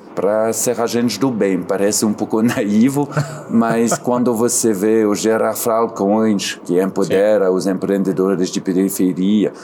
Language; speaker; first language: Portuguese; non-native, fluent; French